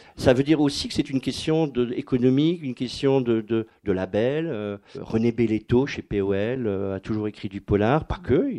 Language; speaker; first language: French; native; French